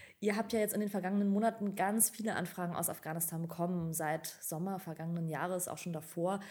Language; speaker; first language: German; native; German